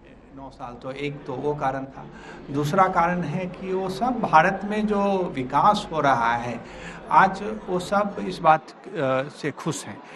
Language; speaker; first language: Hindi; native; Hindi